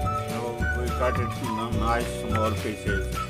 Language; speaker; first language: English; non-native, learner; Punjabi